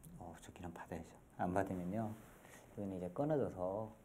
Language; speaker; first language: Korean; native; Korean